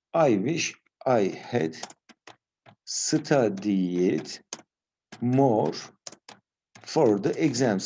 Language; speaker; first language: English; non-native, fluent; Turkish